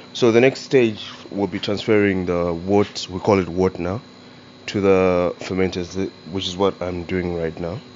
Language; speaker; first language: English; non-native, local second language; Shona